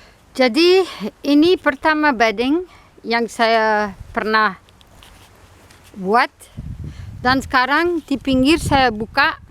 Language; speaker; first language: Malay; non-native, fluent; Dutch